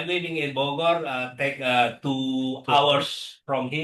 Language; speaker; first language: English; non-native, learner; Indonesian